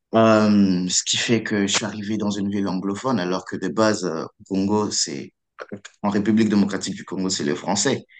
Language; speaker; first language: French; non-native, local second language; Lingala